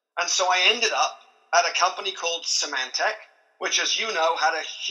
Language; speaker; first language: English; native; English